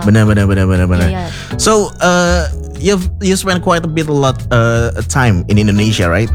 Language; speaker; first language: English; non-native, fluent; Indonesian